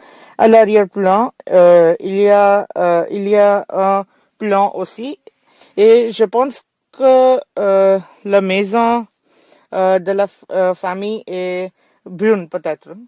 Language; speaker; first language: French; non-native, learner; English